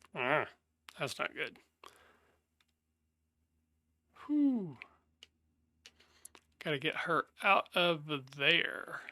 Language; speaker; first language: English; native; English